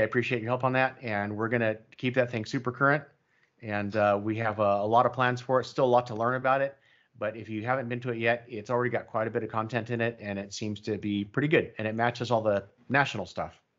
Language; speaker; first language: English; native; English